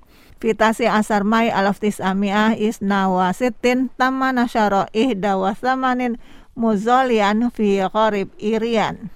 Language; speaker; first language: Arabic; non-native, fluent; Indonesian